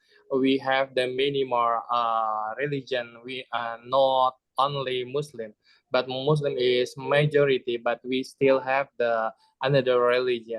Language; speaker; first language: English; non-native, learner; Indonesian